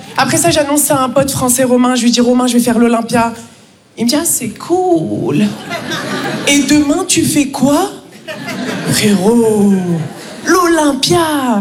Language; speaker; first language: French; native; French